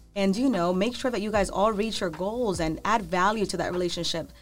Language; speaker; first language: English; early bilingual, other home language; Spanish